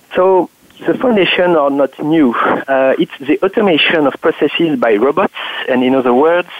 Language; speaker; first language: English; non-native, fluent; French